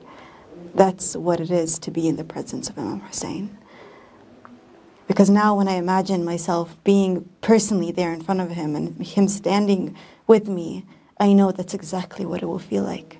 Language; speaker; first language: English; non-native, fluent; Bosnian